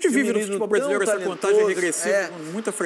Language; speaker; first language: Portuguese; native; Portuguese